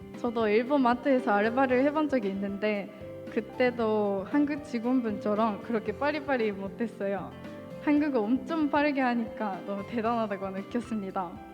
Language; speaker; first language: Korean; non-native, fluent; Japanese